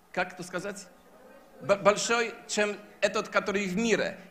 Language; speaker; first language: Russian; non-native, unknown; Polish